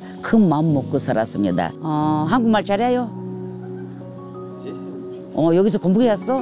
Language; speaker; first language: Korean; non-native, learner; Russian